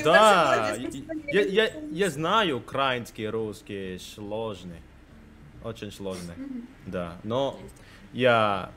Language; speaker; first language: Russian; non-native, learner; Indonesian